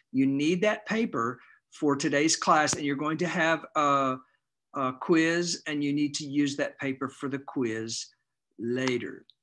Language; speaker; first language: English; native; English